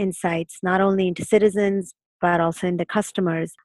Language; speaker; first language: English; non-native, local second language; Urdu